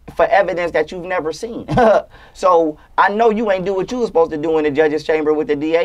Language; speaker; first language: English; native; English